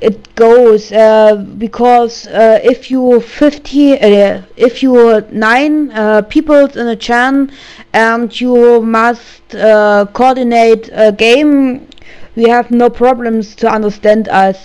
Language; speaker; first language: English; non-native, learner; German